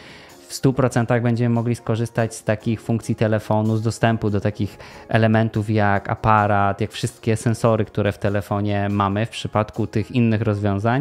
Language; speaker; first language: Polish; native; Polish